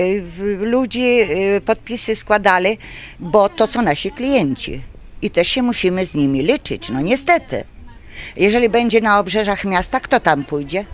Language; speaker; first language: Polish; native; Polish